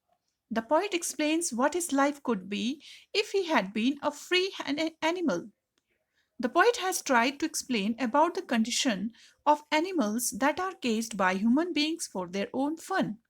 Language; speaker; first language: English; non-native, local second language; Hindi